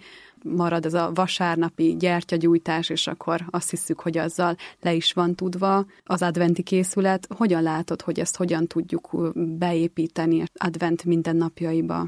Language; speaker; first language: Hungarian; native; Hungarian